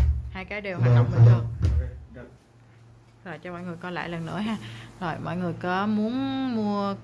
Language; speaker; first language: Vietnamese; native; Vietnamese